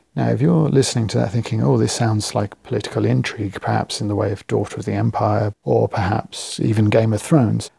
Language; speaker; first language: English; native; English